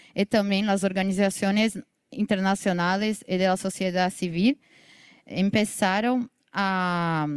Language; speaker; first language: Spanish; non-native, learner; Portuguese